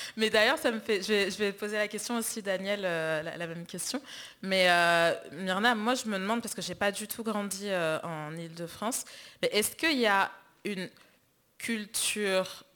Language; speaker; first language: French; native; French